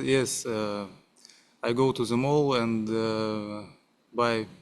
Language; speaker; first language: English; non-native, learner; Russian